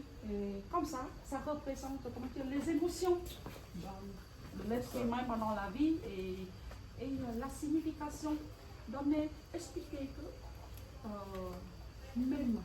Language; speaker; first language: French; non-native, fluent; Vietnamese